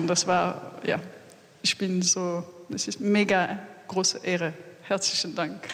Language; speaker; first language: German; non-native, learner; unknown